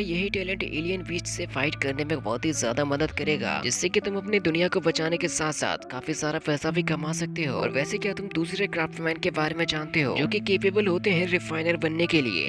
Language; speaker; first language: Hindi; native; Hindi